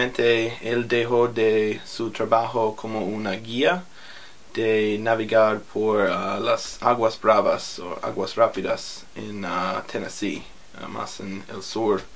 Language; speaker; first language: Spanish; non-native, learner; English